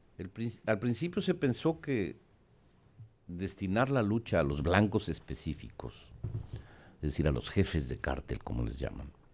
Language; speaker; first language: Spanish; native; Spanish